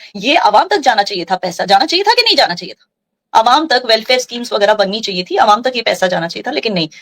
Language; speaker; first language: Hindi; non-native, local second language; Kashmiri